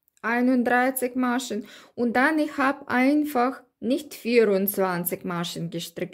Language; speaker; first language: German; non-native, learner; Russian